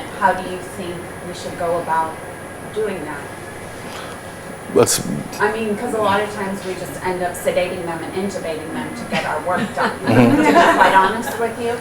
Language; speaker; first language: English; native; English